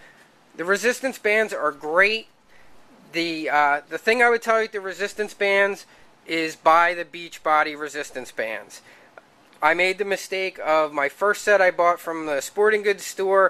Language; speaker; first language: English; native; English